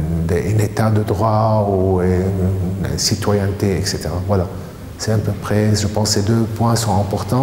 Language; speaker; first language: French; non-native, fluent; Arabic